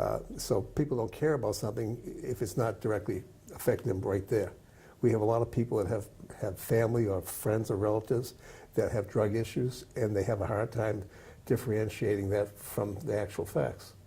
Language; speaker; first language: English; native; English